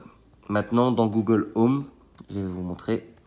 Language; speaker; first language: French; native; French